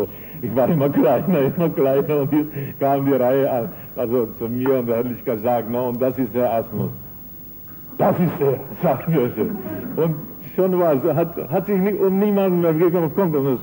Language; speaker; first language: German; non-native, fluent; Czech